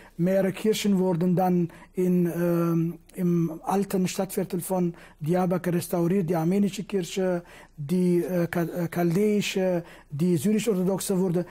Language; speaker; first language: German; non-native, fluent; Kurdish